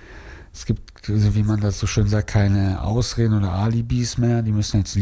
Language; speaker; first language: German; native; German